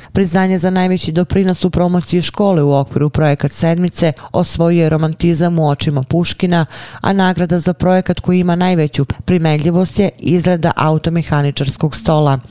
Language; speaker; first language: Bosnian; native; Bosnian